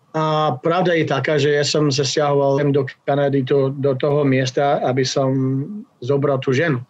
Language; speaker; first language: Slovak; non-native, fluent; English